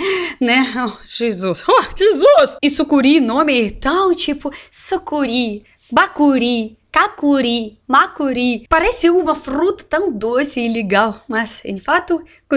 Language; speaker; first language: Portuguese; non-native, learner; Russian